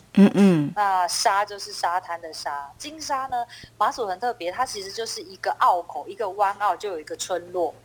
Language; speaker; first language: Chinese; native; Chinese